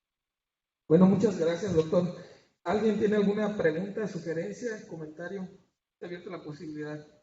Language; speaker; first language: Spanish; native; Spanish